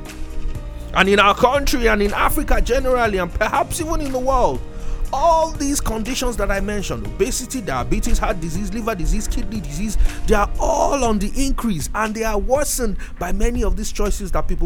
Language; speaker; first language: English; non-native, local second language; Yoruba